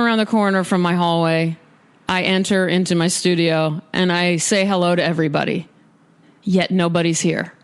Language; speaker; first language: English; native; English